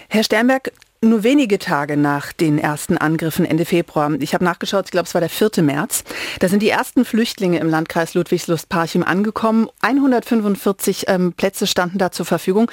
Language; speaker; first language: German; native; German